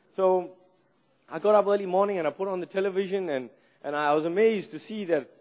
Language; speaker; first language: English; native; English